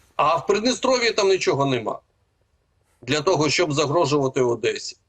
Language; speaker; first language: Ukrainian; native; Ukrainian